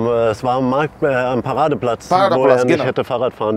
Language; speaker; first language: German; native; German